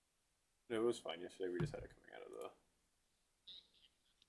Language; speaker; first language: English; native; English